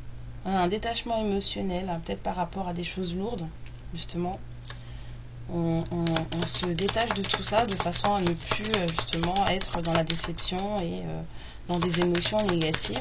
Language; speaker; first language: French; native; French